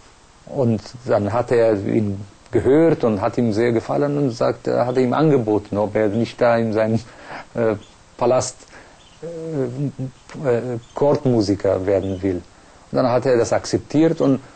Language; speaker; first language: German; non-native, fluent; Persian